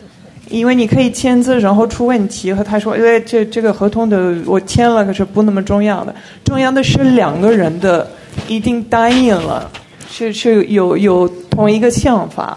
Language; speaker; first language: Chinese; non-native, fluent; Italian